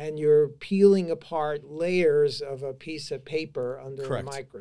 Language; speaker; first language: English; native; English